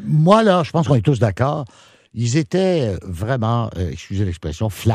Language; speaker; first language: French; native; French